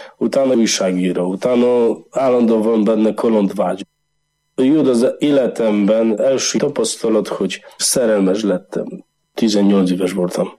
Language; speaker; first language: Hungarian; non-native, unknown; Polish